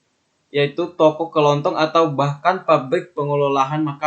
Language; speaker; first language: Indonesian; native; Indonesian